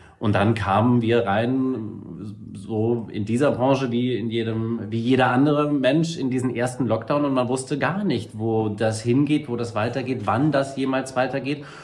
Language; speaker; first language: German; native; German